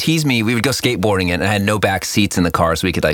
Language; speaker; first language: English; native; English